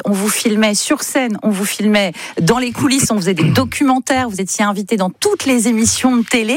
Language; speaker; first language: French; native; French